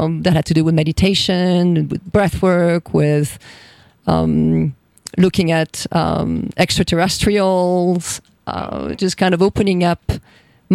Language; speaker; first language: English; non-native, fluent; French